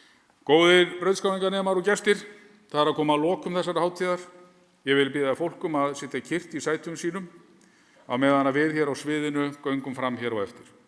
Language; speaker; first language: Icelandic; native; Icelandic